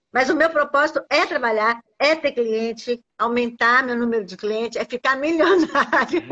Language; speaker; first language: Portuguese; native; Portuguese